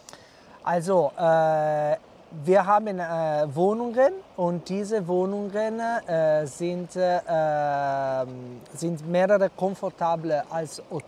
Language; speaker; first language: German; non-native, learner; Italian